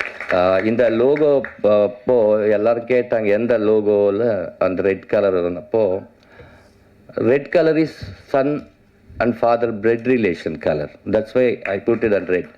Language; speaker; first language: Tamil; non-native, learner; Telugu